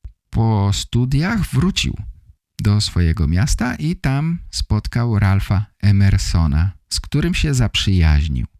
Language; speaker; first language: Polish; native; Polish